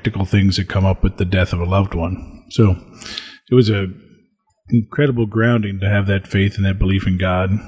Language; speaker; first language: English; native; English